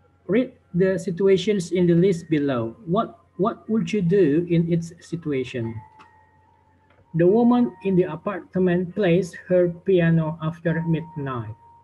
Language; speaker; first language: English; non-native, fluent; Indonesian